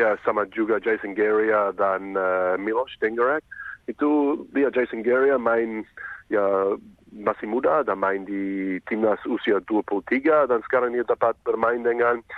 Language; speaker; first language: Indonesian; non-native, fluent; English